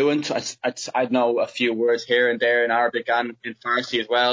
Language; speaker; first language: English; native; English